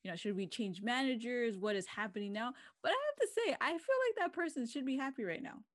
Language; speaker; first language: English; early bilingual, other home language; Spanish